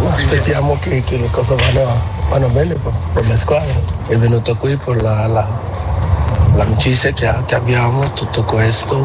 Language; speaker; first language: Italian; non-native, fluent; Portuguese